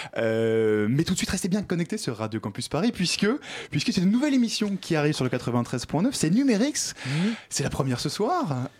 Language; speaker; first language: French; native; French